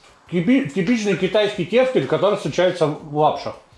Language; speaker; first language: Russian; native; Russian